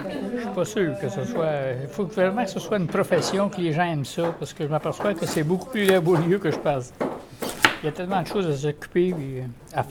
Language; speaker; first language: French; native; French